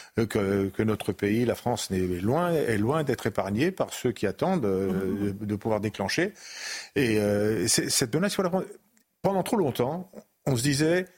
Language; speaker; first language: French; native; French